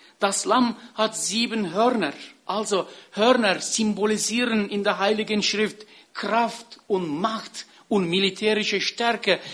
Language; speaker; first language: German; non-native, fluent; Turkish